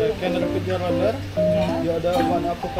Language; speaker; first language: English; non-native, learner; Indonesian